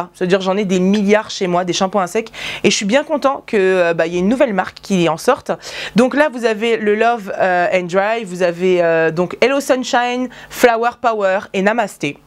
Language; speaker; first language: French; native; French